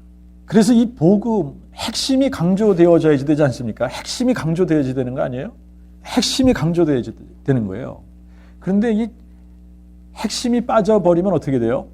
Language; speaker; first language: Korean; native; Korean